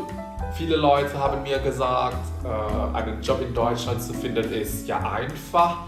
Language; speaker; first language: German; non-native, fluent; Indonesian